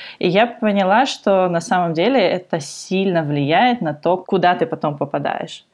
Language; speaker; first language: Russian; native; Russian